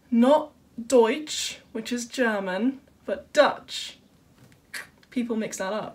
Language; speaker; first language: English; non-native, fluent; Dutch